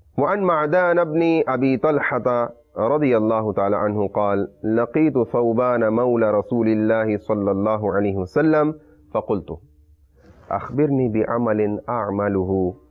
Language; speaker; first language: Arabic; non-native, fluent; Urdu